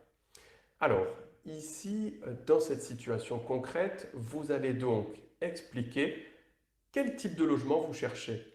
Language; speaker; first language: French; native; French